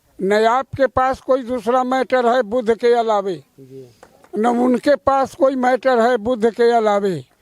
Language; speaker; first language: Hindi; native; Hindi